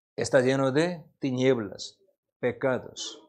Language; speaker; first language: Spanish; non-native, learner; Korean